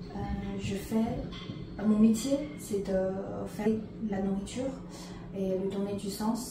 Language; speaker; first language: French; non-native, fluent; Chinese